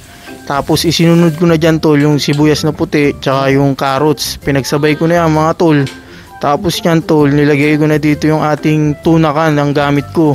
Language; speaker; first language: Filipino; native; Filipino